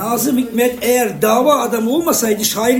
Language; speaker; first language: Turkish; native; Turkish